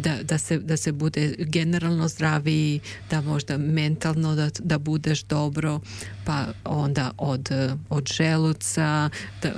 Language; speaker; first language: Serbian; native; Serbian